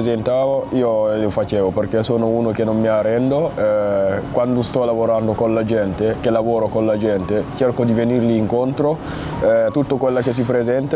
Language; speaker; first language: Italian; non-native, fluent; Fula